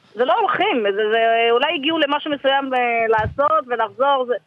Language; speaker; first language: Hebrew; non-native, fluent; Russian